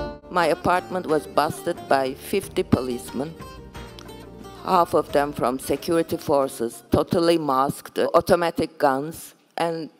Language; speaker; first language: English; non-native, fluent; Turkish